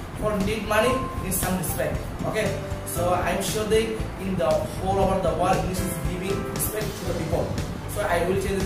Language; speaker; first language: English; non-native, learner; Bangla